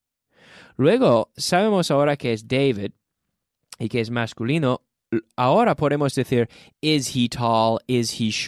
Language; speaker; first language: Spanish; non-native, fluent; English